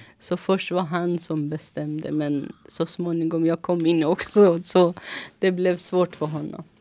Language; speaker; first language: Swedish; non-native, fluent; Persian